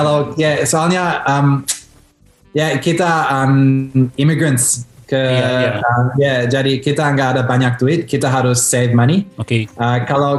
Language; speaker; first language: Indonesian; early bilingual, heritage; Indonesian